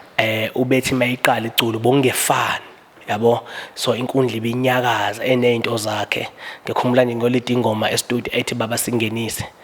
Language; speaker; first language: Zulu; native; Zulu